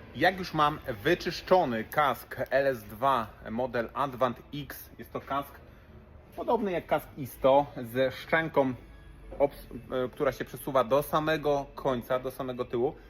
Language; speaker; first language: Polish; native; Polish